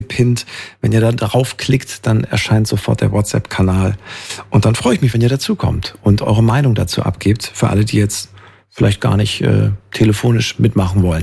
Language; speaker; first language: German; native; German